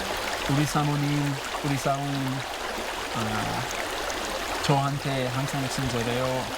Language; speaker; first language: Korean; non-native, learner; English